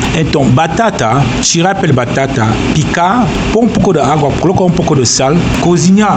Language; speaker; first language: Portuguese; non-native, fluent; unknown